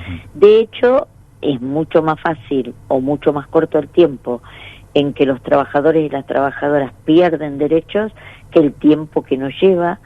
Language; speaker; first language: Spanish; native; Spanish